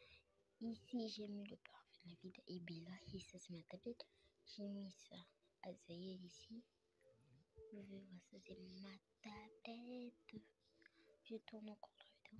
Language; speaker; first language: French; non-native, local second language; Lingala